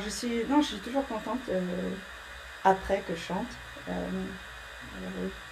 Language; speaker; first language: French; early bilingual, heritage; English